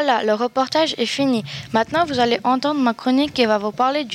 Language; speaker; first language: French; native; French